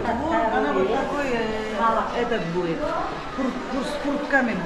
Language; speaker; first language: Russian; non-native, local second language; Uzbek